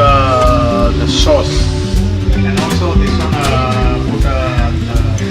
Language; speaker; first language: English; non-native, learner; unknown